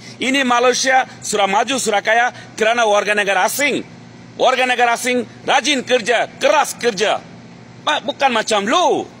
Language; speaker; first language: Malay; non-native, fluent; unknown